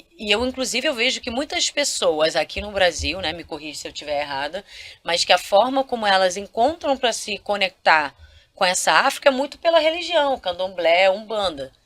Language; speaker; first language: Portuguese; non-native, local second language; Kabuverdianu